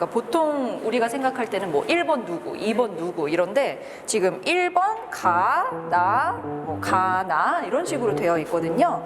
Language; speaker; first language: Korean; native; Korean